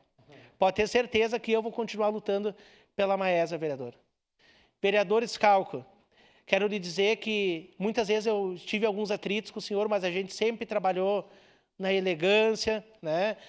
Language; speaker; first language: Portuguese; native; Portuguese